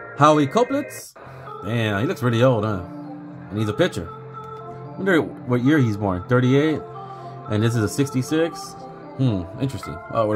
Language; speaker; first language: English; native; English